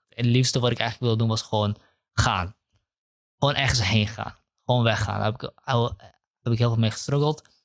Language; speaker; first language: Dutch; early bilingual, other home language; Kurdish